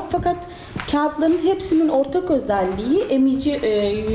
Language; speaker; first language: Turkish; native; Turkish